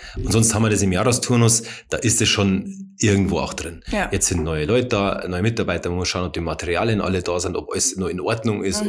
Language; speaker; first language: German; native; German